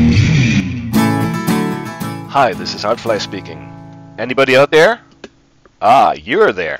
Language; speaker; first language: English; non-native, fluent; German